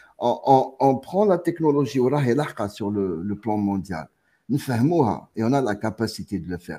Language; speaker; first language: French; non-native, local second language; Arabic